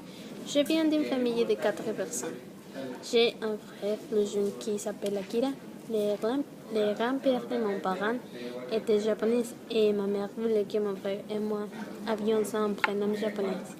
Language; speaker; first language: French; non-native, learner; Spanish